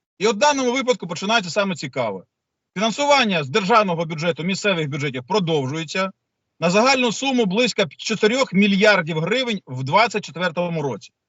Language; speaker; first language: Ukrainian; native; Ukrainian